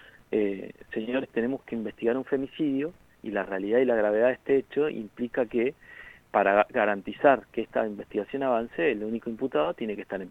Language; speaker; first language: Spanish; native; Spanish